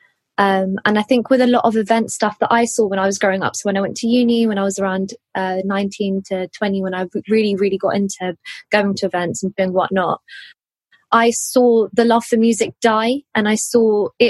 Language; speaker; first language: English; native; English